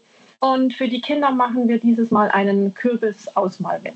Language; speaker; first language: German; native; German